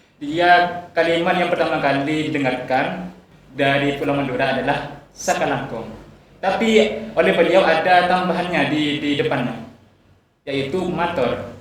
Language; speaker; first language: Indonesian; non-native, local second language; Madurese